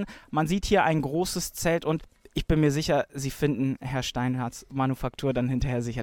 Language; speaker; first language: German; native; German